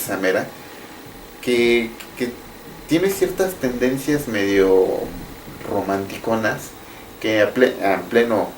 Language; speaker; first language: Spanish; native; Spanish